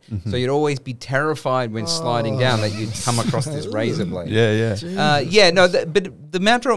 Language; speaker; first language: English; native; English